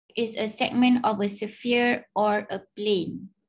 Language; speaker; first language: English; non-native, local second language; Malay